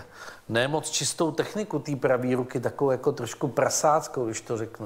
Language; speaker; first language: Czech; native; Czech